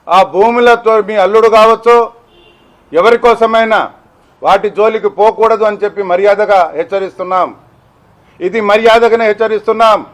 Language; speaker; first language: Telugu; non-native, local second language; Lambadi